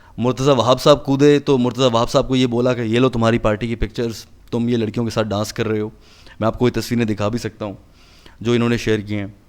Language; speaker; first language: Urdu; native; Urdu